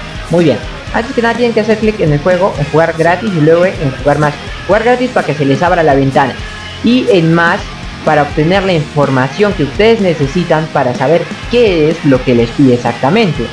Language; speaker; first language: Spanish; native; Spanish